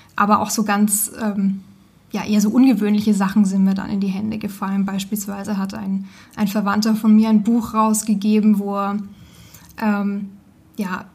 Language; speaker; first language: German; native; German